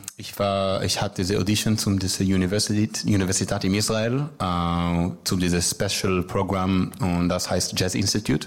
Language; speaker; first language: German; non-native, learner; Hebrew